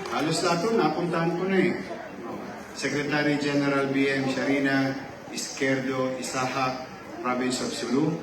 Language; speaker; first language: Filipino; native; Filipino